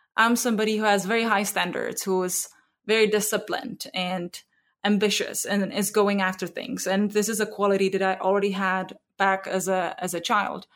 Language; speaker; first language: English; non-native, fluent; Czech